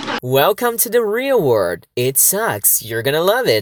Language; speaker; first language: English; non-native, fluent; Portuguese